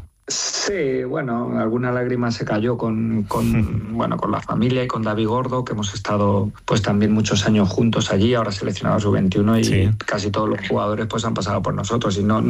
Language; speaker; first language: Spanish; native; Spanish